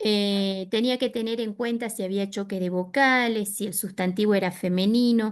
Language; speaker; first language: Spanish; native; Spanish